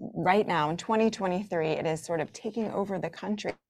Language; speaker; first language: English; native; English